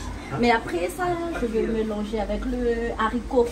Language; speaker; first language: French; non-native, local second language; Malagasy